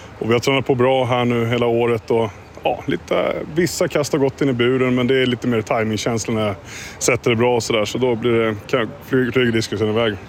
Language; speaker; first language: Swedish; native; Swedish